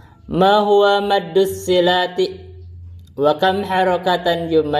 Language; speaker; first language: Arabic; non-native, fluent; Indonesian